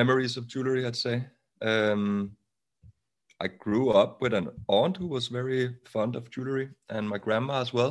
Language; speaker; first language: English; non-native, fluent; Danish